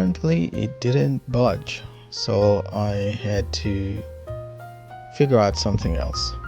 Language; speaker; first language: English; native; English